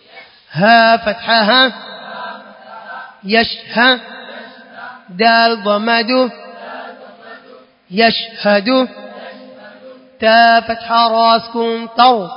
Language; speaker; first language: Arabic; non-native, learner; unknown